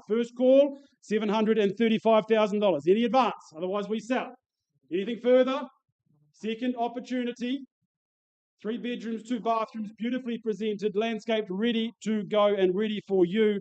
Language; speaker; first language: English; native; English